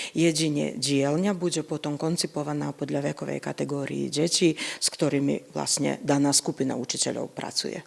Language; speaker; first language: Slovak; native; Slovak